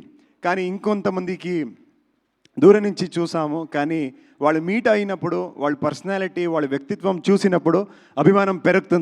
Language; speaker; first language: Telugu; non-native, learner; Kannada